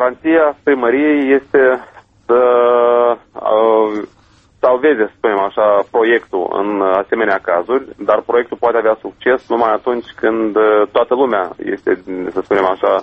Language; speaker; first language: Romanian; native; Romanian